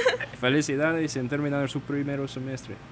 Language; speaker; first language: Spanish; non-native, learner; English